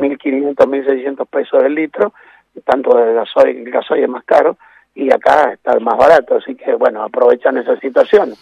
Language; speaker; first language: Spanish; native; Spanish